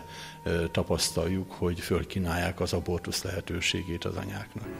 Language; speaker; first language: Hungarian; native; Hungarian